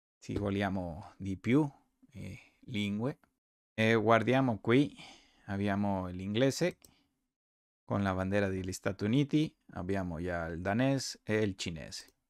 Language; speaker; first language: Italian; non-native, learner; Spanish